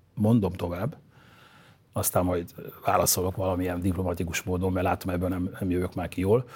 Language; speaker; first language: Hungarian; native; Hungarian